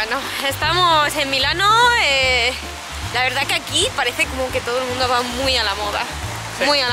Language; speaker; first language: Spanish; native; Spanish